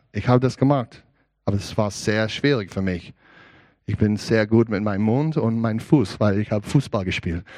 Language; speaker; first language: German; non-native, learner; English